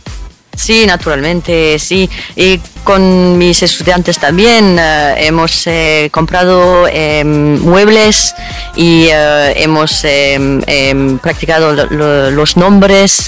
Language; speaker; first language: Spanish; non-native, fluent; French